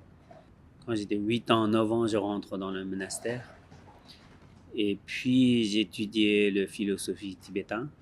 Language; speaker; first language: French; non-native, learner; Tibetan